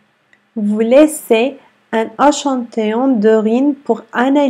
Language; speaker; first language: French; non-native, fluent; Arabic